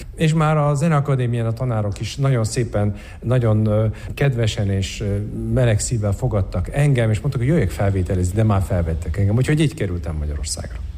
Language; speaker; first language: Hungarian; non-native, fluent; Turkish